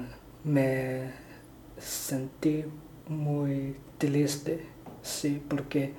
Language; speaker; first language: Spanish; non-native, learner; Chinese